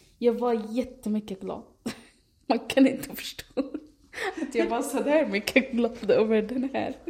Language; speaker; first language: Swedish; non-native, fluent; Arabic